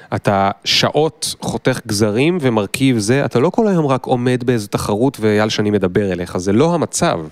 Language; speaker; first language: Hebrew; native; Hebrew